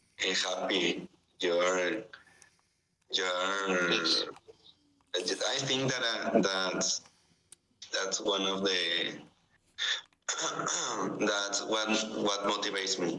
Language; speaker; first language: English; non-native, learner; Spanish